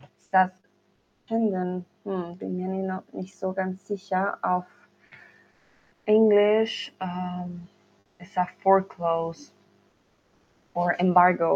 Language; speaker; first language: German; non-native, learner; Spanish